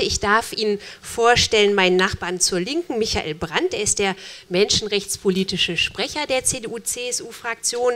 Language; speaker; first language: German; native; German